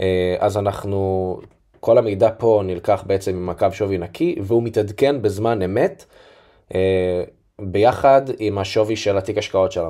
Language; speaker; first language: Hebrew; native; Hebrew